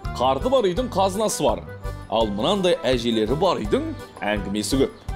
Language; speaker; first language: Kazakh; native; Kazakh